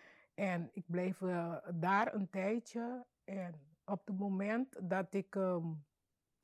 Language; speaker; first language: Dutch; non-native, local second language; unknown